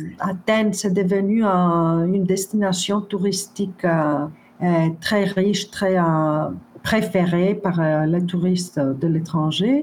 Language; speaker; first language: French; non-native, fluent; Greek